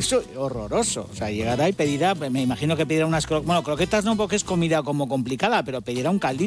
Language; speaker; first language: Spanish; native; Spanish